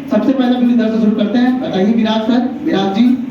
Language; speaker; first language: Hindi; native; Hindi